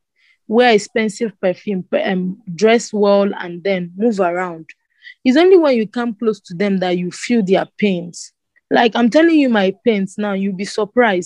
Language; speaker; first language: English; non-native, local second language; Igbo